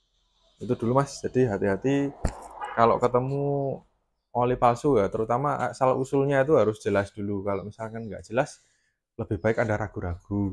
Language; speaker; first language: Indonesian; native; Indonesian